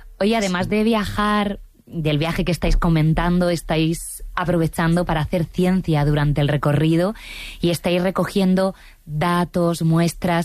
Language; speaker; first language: Spanish; native; Spanish